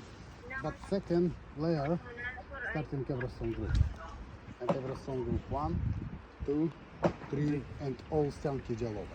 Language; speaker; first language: English; non-native, learner; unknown